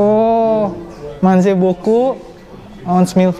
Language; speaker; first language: French; non-native, learner; Indonesian